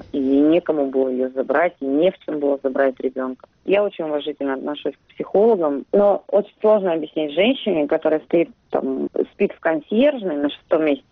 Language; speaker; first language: Russian; native; Russian